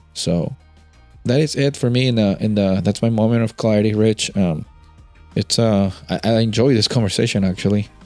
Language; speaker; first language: English; non-native, fluent; Spanish